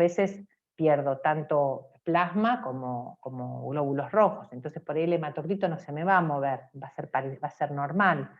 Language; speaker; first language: Spanish; native; Spanish